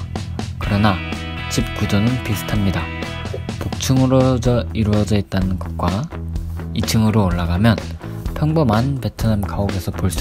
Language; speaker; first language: Korean; native; Korean